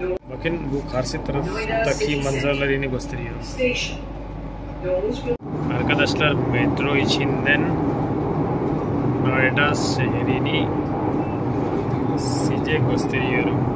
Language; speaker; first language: Turkish; non-native, fluent; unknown